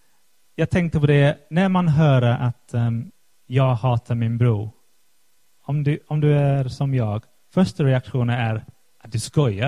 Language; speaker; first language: Swedish; non-native, fluent; English